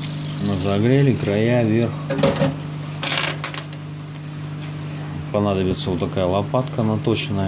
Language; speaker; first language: Russian; native; Russian